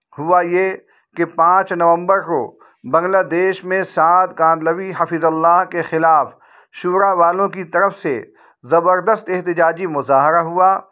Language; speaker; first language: Hindi; native; Hindi